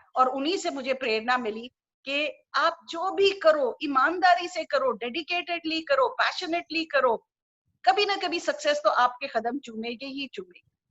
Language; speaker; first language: Hindi; non-native, local second language; Urdu